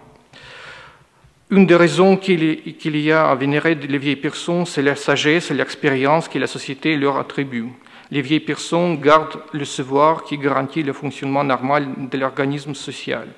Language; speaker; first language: French; non-native, fluent; Russian